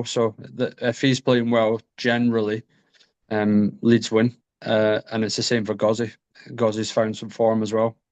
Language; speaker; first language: English; native; English